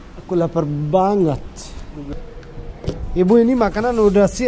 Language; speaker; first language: Indonesian; non-native, learner; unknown